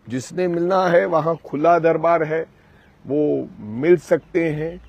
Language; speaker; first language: Hindi; non-native, local second language; Punjabi